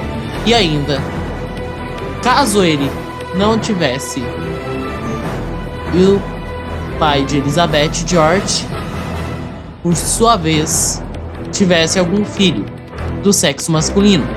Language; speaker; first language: Portuguese; native; Portuguese